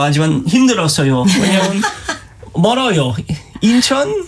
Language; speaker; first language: Korean; non-native, learner; German